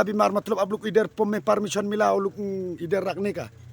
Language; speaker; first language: Hindi; non-native, local second language; Khasi